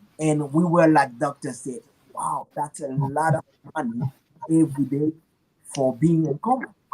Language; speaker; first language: English; non-native, learner; Haitian Creole